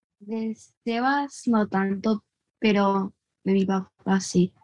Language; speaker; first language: Spanish; early bilingual, heritage; Spanish